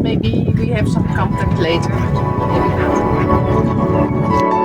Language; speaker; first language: English; non-native, fluent; Dutch